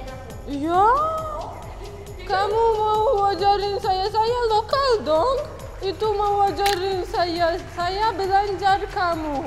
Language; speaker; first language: Indonesian; non-native, learner; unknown